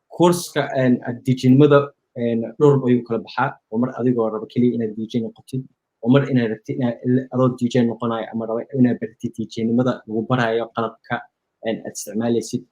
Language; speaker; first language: Somali; early bilingual, heritage; Somali